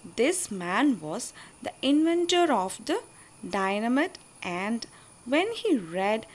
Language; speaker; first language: English; non-native, local second language; Malayalam